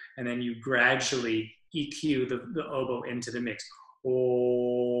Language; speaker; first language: English; native; English